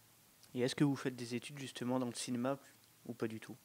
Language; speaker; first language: French; native; French